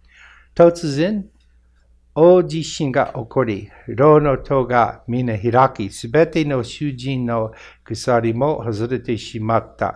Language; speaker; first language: Japanese; non-native, fluent; English